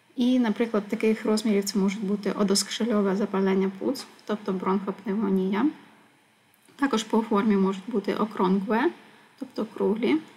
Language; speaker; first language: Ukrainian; native; Ukrainian